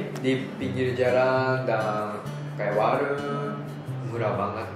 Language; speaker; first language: Indonesian; non-native, learner; Japanese